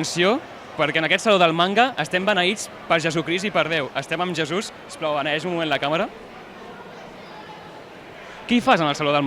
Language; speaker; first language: Catalan; native; Catalan